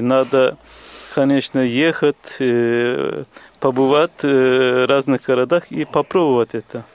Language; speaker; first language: Russian; non-native, fluent; Turkish